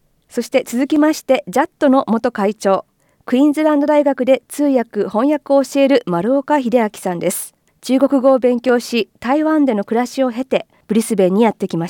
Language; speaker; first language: Japanese; native; Japanese